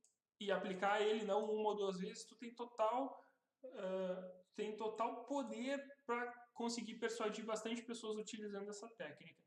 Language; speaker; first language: Portuguese; native; Portuguese